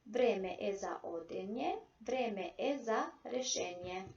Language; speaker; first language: Macedonian; non-native, local second language; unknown